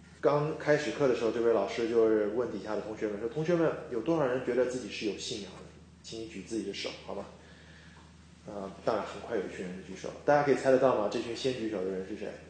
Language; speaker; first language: Chinese; native; Chinese